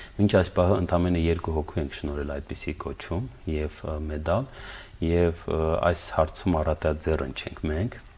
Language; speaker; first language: Armenian; native; Armenian